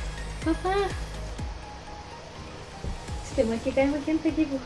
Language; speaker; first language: Spanish; native; Spanish